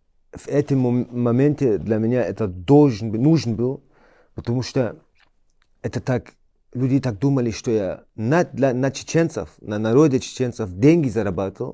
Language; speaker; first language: Russian; early bilingual, heritage; Chechen